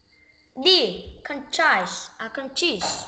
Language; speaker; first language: English; non-native, learner; Vietnamese